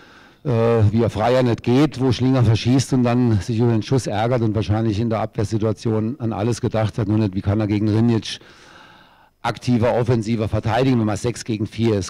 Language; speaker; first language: German; native; German